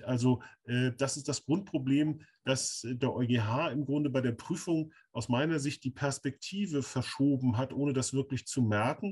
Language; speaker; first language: German; native; German